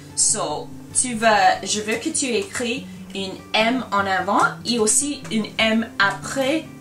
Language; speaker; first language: French; non-native, learner; English